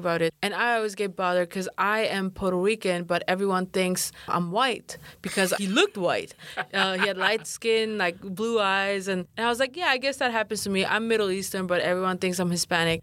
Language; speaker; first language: English; non-native, fluent; Kurdish